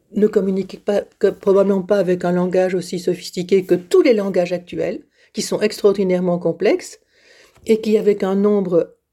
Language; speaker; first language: French; native; French